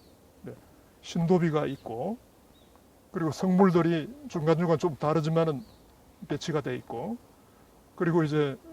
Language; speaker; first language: Korean; native; Korean